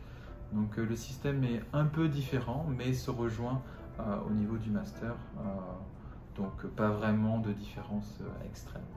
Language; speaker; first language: French; non-native, fluent; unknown